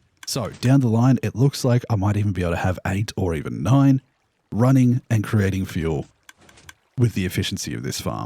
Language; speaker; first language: English; native; English